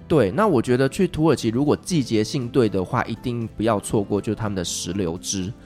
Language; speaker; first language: Chinese; native; Chinese